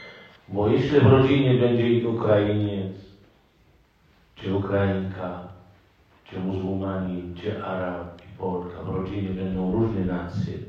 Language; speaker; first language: Polish; non-native, fluent; Arabic